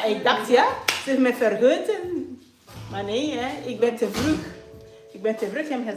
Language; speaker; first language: Dutch; non-native, fluent; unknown